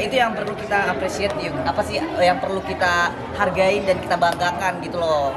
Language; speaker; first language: Indonesian; native; Indonesian